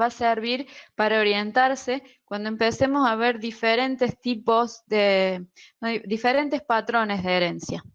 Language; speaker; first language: Spanish; native; Spanish